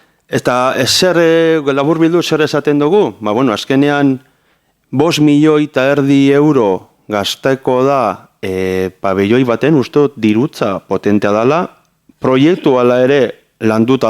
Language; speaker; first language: Basque; native; Basque